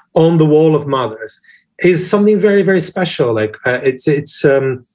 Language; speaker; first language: English; non-native, fluent; Portuguese